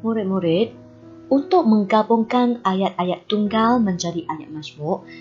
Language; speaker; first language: Malay; non-native, local second language; Chinese